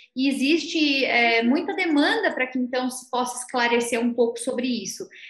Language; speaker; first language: Portuguese; native; Portuguese